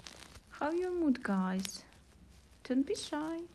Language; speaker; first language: English; non-native, learner; Russian